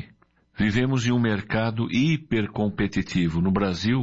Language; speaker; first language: Portuguese; native; Portuguese